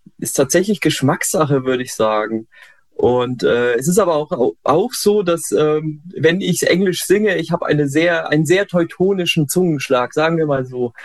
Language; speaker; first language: German; native; German